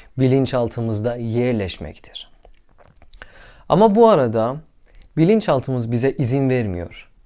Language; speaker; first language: Turkish; non-native, learner; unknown